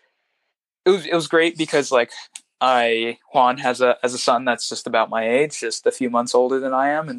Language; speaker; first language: English; non-native, local second language; Swahili